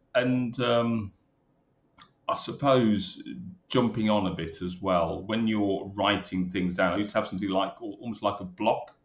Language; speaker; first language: English; native; English